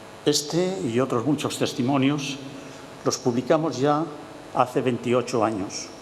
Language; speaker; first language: Spanish; native; Spanish